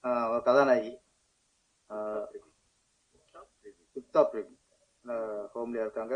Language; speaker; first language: Tamil; native; Tamil